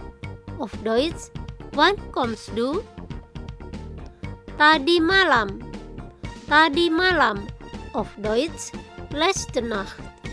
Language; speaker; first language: German; non-native, fluent; Indonesian